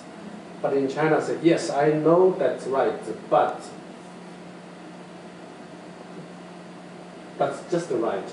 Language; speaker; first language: English; non-native, learner; Chinese